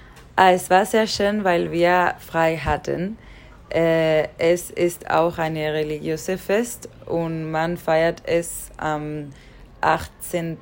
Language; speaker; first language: German; non-native, learner; Spanish